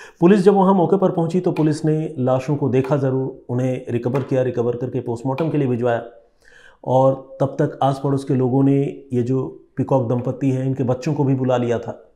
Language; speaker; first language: Hindi; non-native, local second language; Bangla